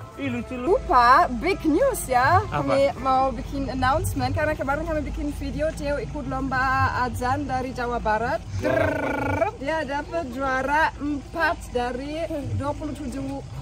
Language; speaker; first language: Indonesian; non-native, fluent; German